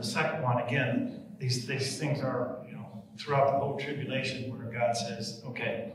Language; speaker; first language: English; native; English